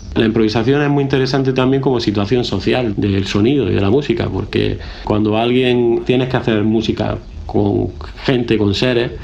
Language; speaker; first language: Spanish; native; Spanish